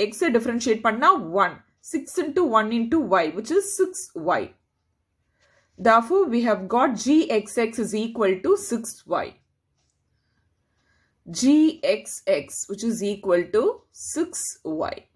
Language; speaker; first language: English; non-native, local second language; Tamil